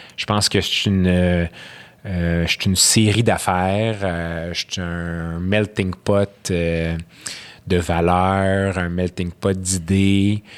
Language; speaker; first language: French; early bilingual, other home language; Arabic